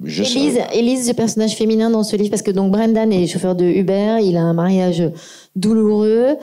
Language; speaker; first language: French; native; French